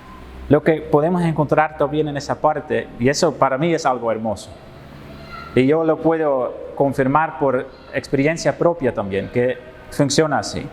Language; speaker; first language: Spanish; non-native, fluent; Dutch